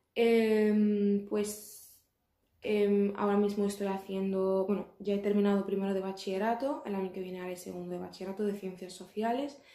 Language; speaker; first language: Spanish; early bilingual, other home language; Arabic